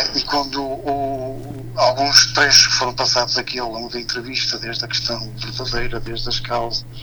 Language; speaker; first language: Portuguese; native; Portuguese